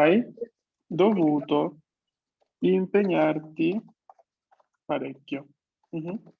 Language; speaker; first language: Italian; non-native, fluent; Spanish